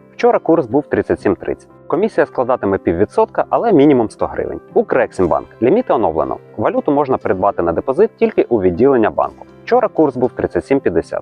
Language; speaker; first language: Ukrainian; native; Ukrainian